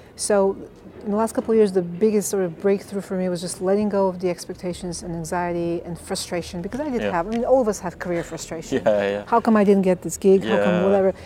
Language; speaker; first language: English; non-native, fluent; Bulgarian